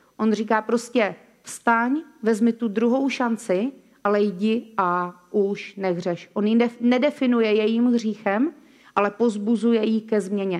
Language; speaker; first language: Czech; native; Czech